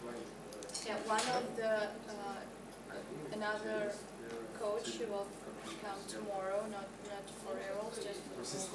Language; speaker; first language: English; non-native, learner; Russian